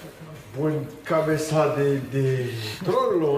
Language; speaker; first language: Spanish; non-native, learner; French